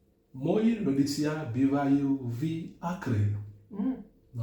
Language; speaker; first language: Slovak; non-native, learner; Akan